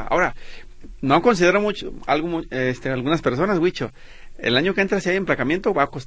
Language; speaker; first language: Spanish; native; Spanish